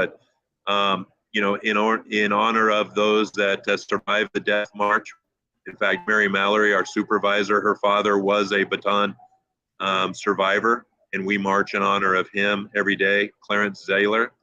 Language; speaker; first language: English; native; English